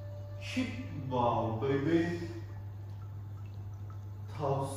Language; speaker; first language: Vietnamese; non-native, learner; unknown